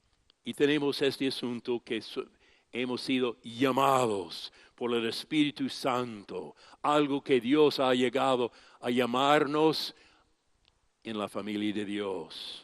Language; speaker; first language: Spanish; non-native, fluent; English